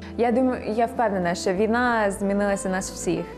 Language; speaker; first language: Ukrainian; non-native, fluent; English